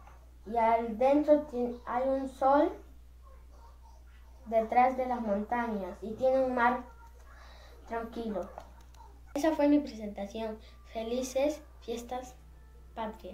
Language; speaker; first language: Spanish; native; Spanish